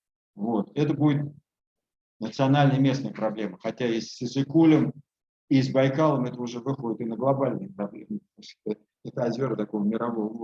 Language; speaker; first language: Russian; native; Russian